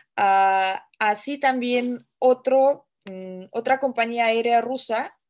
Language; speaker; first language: Spanish; non-native, fluent; Russian